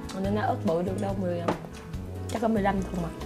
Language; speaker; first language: Korean; non-native, learner; Vietnamese